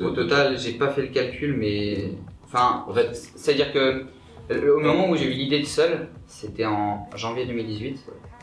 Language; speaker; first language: French; native; French